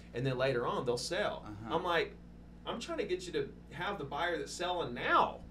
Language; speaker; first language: English; native; English